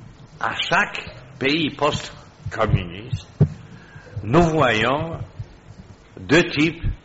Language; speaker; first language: French; non-native, fluent; Polish